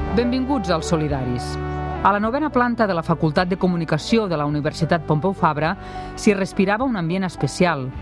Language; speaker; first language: Catalan; native; Catalan